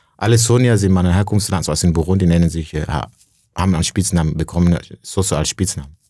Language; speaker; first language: German; non-native, fluent; Rundi